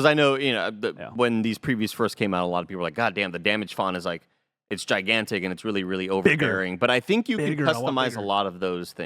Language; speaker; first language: English; native; English